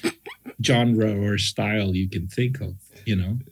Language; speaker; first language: English; non-native, fluent; Portuguese